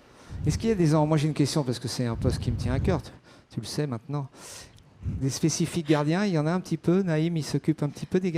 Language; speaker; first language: French; native; French